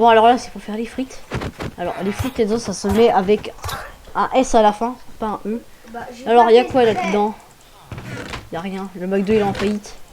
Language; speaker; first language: French; native; French